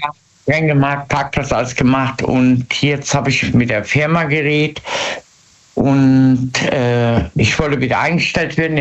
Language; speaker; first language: German; native; German